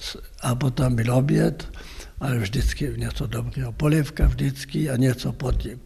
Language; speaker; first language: Czech; non-native, local second language; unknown